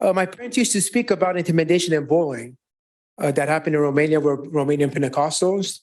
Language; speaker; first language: English; non-native, fluent; Romanian